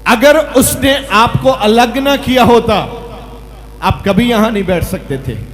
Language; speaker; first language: Hindi; non-native, local second language; Punjabi